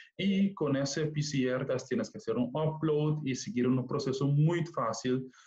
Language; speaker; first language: Spanish; non-native, fluent; Papiamento